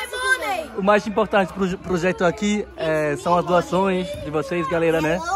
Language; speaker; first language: Portuguese; non-native, learner; German